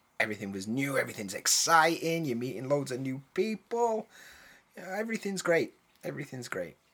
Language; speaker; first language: English; native; English